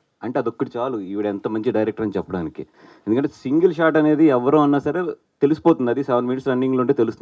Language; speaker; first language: Telugu; native; Telugu